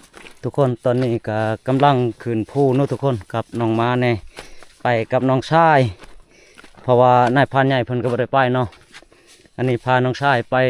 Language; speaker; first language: Thai; non-native, local second language; Northeastern Thai